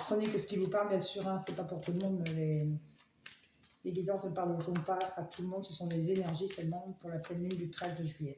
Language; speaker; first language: French; native; French